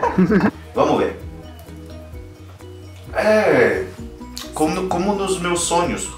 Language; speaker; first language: Portuguese; non-native, fluent; French